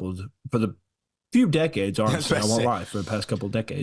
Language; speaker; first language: English; native; English